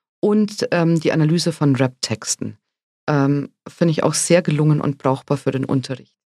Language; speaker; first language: German; native; German